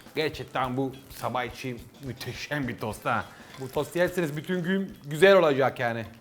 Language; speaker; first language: Turkish; non-native, learner; Italian